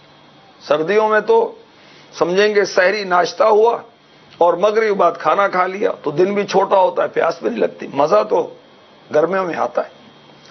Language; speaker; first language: Urdu; native; Urdu